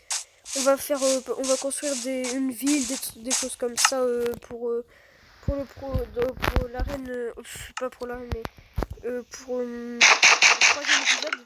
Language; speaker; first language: French; native; French